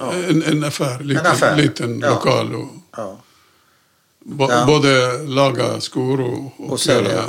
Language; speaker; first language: Swedish; non-native, fluent; Arabic